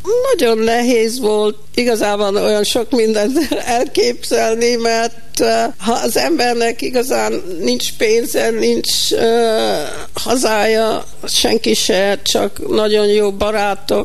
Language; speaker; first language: Hungarian; early bilingual, heritage; Hungarian